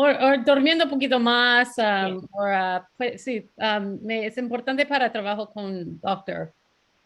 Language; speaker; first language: Spanish; non-native, learner; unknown